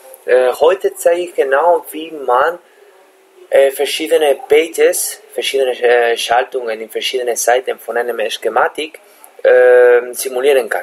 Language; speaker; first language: German; non-native, fluent; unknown